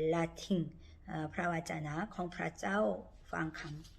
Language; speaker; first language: Thai; non-native, learner; Korean